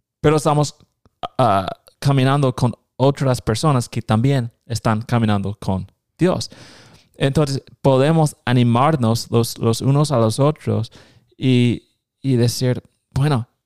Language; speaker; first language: Spanish; non-native, fluent; English